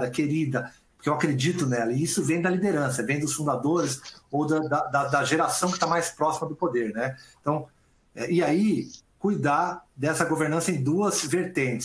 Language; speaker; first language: Portuguese; native; Portuguese